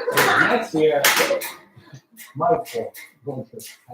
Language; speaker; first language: English; non-native, learner; Japanese